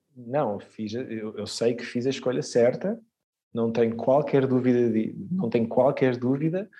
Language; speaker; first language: Portuguese; early bilingual, other home language; Swedish